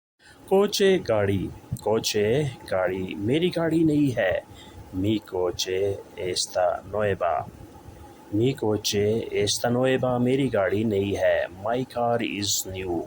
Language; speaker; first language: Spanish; non-native, learner; Urdu